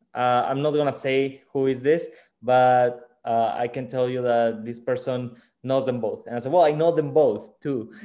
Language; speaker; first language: English; non-native, fluent; Spanish